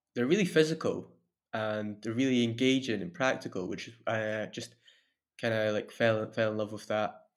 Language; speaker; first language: English; native; English